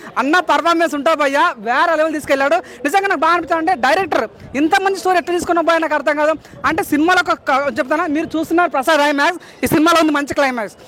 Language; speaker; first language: Telugu; native; Telugu